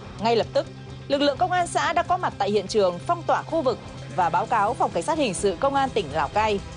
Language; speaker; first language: Vietnamese; native; Vietnamese